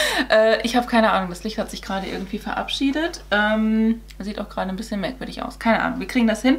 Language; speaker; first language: German; native; German